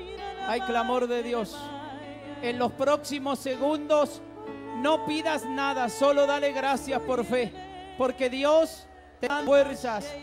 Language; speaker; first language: Spanish; native; Spanish